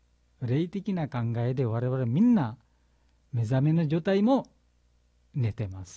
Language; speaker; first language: Japanese; non-native, learner; Bangla